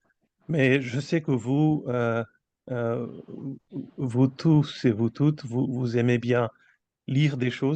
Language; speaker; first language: French; non-native, fluent; Bangla